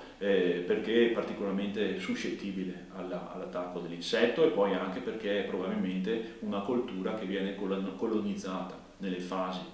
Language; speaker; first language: Italian; native; Italian